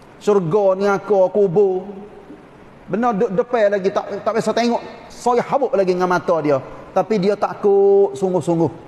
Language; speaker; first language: Malay; native; Malay